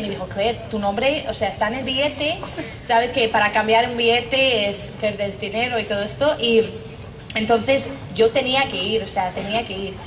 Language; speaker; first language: Spanish; non-native, fluent; English